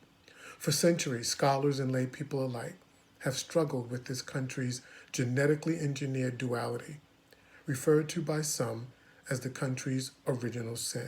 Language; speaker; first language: English; native; English